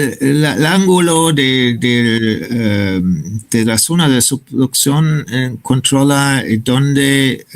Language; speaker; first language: Spanish; non-native, fluent; German